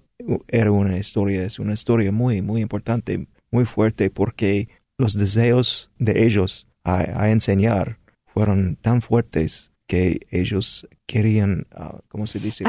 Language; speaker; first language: Spanish; non-native, fluent; English